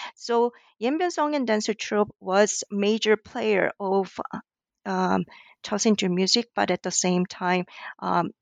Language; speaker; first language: English; non-native, fluent; Korean